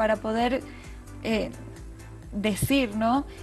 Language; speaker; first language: Spanish; native; Spanish